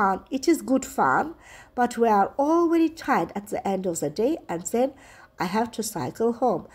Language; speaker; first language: English; non-native, fluent; Azerbaijani